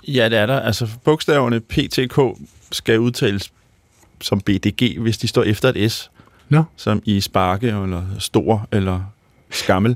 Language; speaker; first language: Danish; native; Danish